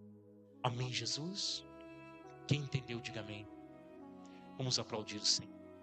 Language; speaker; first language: Portuguese; native; Portuguese